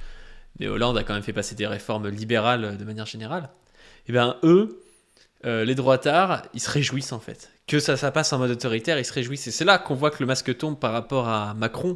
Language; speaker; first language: French; native; French